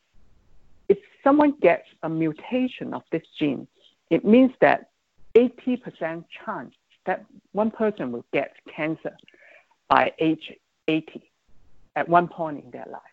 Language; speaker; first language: English; non-native, local second language; Cantonese